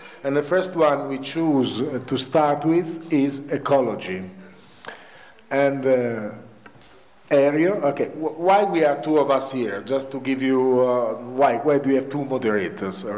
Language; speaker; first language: English; non-native, fluent; Italian